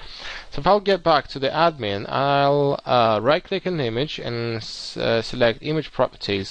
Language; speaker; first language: English; non-native, fluent; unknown